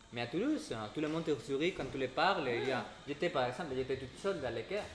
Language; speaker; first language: French; non-native, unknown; Spanish